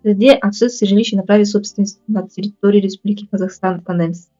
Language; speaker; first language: Russian; non-native, local second language; Kazakh